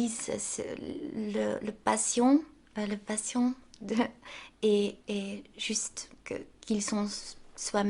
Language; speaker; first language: French; non-native, local second language; Dutch